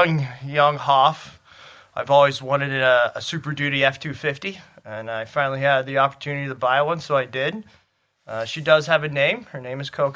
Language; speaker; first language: English; native; English